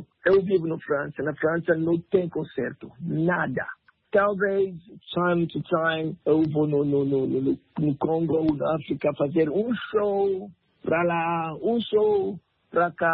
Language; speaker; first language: Portuguese; non-native, learner; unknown